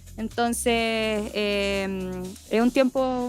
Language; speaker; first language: Spanish; native; Spanish